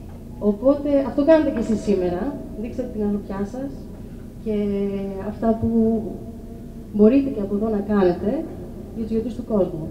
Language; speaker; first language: Greek; early bilingual, heritage; Greek